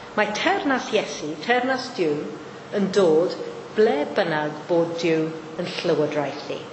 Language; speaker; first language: Welsh; non-native, fluent; Maltese